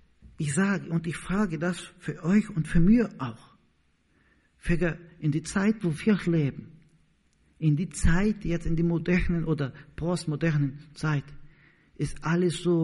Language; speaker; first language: German; non-native, learner; Portuguese